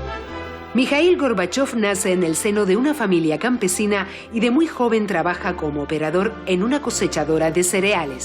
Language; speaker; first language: Spanish; native; Spanish